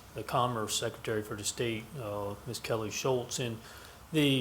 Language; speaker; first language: English; native; English